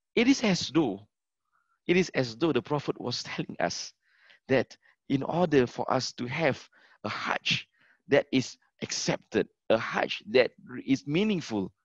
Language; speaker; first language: English; non-native, local second language; Malay